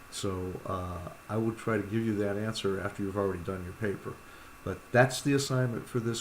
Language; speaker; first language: English; native; English